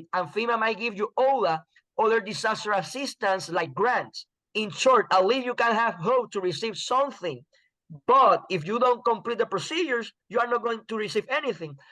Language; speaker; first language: English; non-native, fluent; Spanish